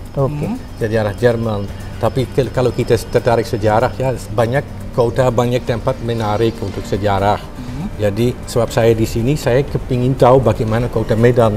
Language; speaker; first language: Indonesian; non-native, fluent; Dutch